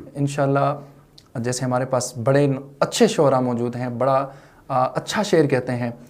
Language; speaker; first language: Urdu; non-native, local second language; Shina